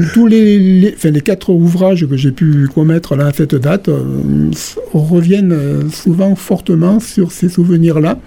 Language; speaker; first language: French; native; French